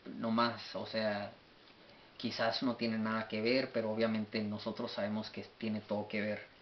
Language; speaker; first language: Spanish; early bilingual, heritage; Spanish